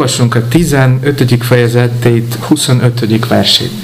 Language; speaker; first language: Hungarian; non-native, fluent; English